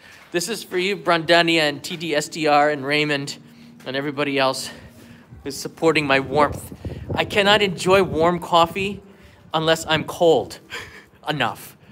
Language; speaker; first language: English; native; English